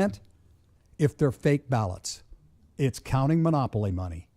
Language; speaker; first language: English; native; English